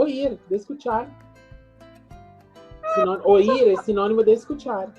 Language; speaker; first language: Spanish; non-native, fluent; Portuguese